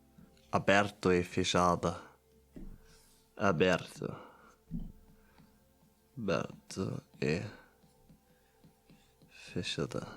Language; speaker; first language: Portuguese; non-native, learner; German